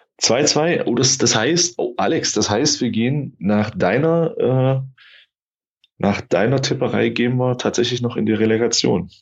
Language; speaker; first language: German; native; German